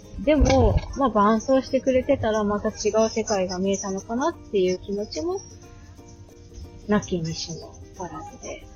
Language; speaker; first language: Japanese; native; Japanese